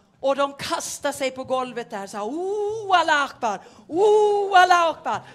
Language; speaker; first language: Swedish; non-native, fluent; Norwegian